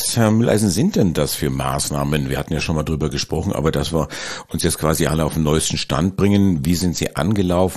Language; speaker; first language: German; native; German